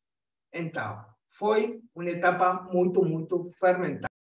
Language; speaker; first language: Portuguese; non-native, fluent; Spanish